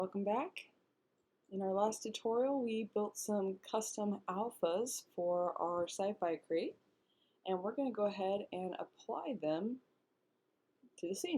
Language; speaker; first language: English; native; English